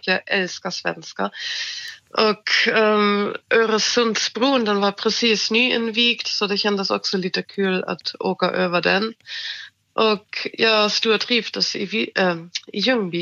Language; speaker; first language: Swedish; non-native, fluent; German